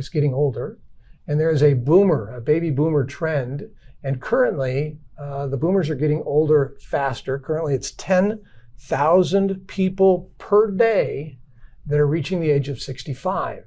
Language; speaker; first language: English; native; English